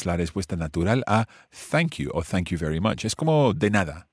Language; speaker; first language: Spanish; non-native, fluent; English